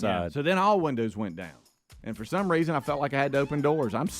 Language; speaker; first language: English; native; English